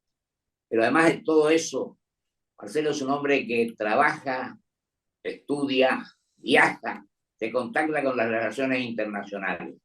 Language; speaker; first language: Spanish; native; Spanish